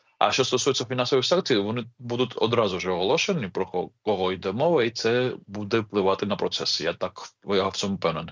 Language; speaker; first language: Ukrainian; non-native, fluent; Georgian